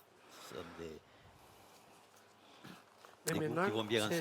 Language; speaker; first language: French; native; French